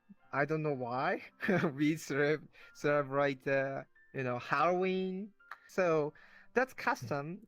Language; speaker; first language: English; non-native, learner; Japanese